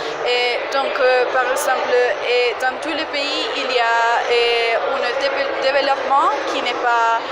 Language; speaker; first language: French; non-native, fluent; Spanish